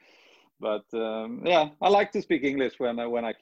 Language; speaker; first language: English; non-native, fluent; Swedish